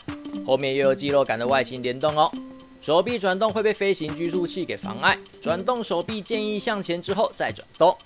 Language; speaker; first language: Chinese; native; Chinese